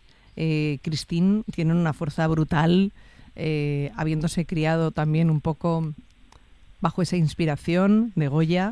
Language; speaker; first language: Spanish; native; Spanish